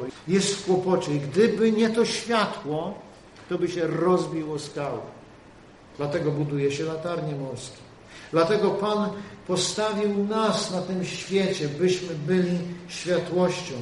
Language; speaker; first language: Polish; native; Polish